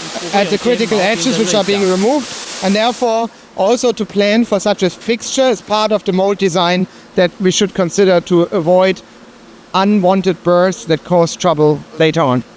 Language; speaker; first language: English; non-native, fluent; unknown